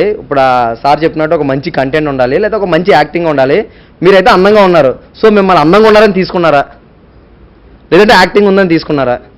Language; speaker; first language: Telugu; native; Telugu